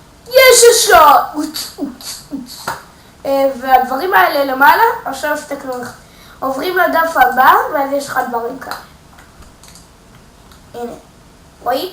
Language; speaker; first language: Hebrew; native; Hebrew